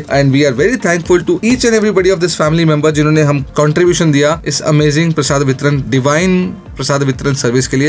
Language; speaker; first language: Hindi; native; Hindi